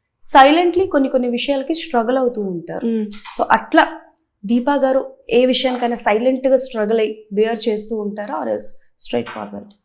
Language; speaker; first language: Telugu; native; Telugu